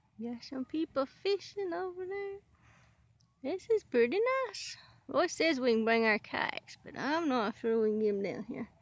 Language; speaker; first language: English; native; English